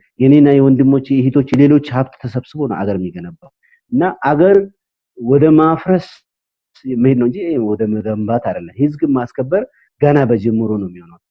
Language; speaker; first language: Amharic; non-native, local second language; Wolaytta